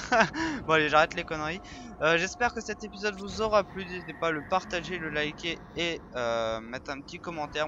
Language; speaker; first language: French; native; French